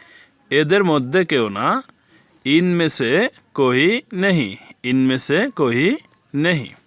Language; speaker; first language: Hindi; non-native, fluent; Bangla